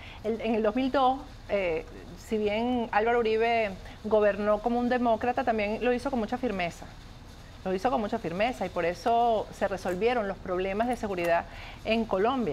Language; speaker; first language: Spanish; native; Spanish